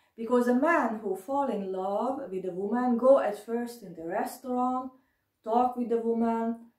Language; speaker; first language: English; non-native, learner; German